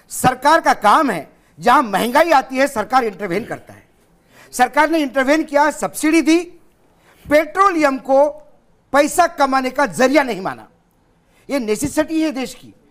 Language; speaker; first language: Hindi; native; Hindi